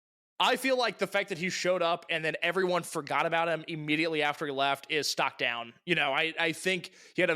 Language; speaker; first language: English; native; English